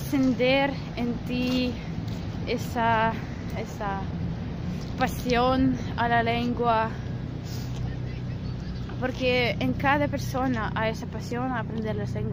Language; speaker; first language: Spanish; non-native, fluent; Russian